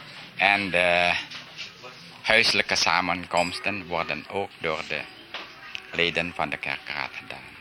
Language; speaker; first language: Dutch; early bilingual, heritage; Dutch